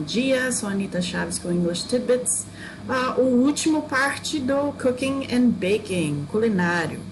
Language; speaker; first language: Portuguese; non-native, fluent; English